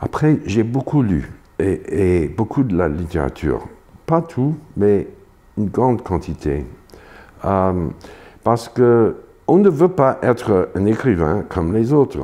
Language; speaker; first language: French; non-native, fluent; English